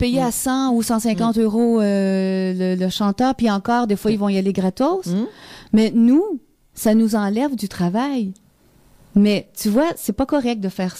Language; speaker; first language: French; native; French